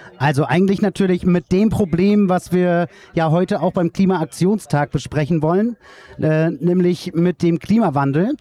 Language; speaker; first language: German; native; German